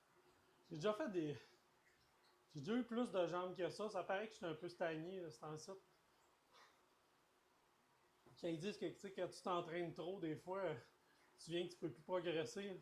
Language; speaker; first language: French; native; French